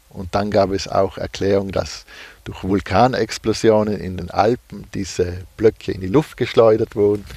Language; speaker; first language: German; native; German